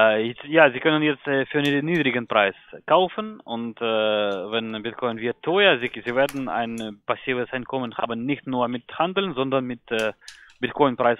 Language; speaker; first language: German; non-native, learner; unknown